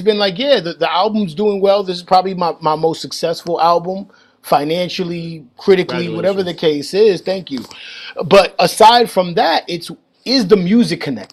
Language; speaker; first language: English; native; English